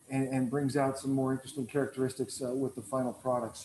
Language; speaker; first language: English; native; English